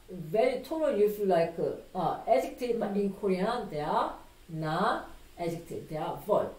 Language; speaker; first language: English; non-native, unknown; Korean